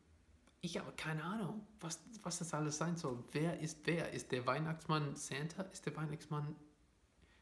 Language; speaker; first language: German; non-native, fluent; English